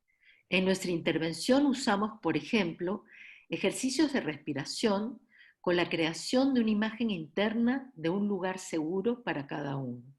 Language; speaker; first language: Spanish; native; Spanish